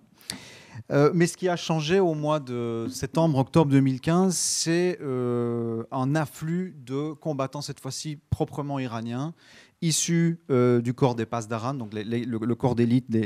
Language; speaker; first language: French; native; French